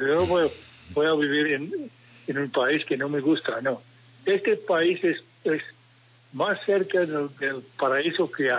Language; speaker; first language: Spanish; non-native, fluent; English